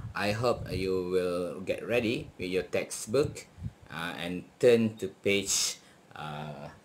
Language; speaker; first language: English; non-native, local second language; Malay